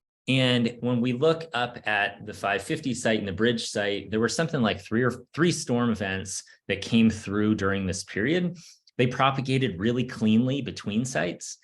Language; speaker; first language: English; native; English